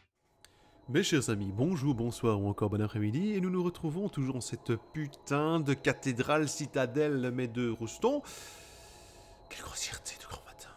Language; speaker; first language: French; native; French